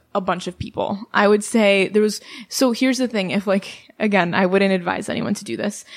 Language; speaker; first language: English; early bilingual, other home language; Serbian